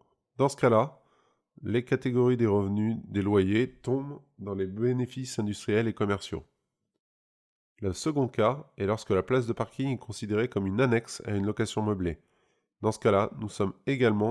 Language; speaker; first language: French; native; French